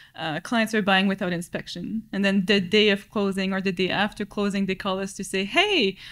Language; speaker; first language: English; native; English